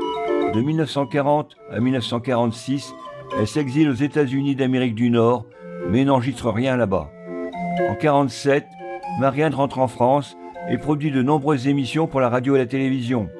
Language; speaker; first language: French; native; French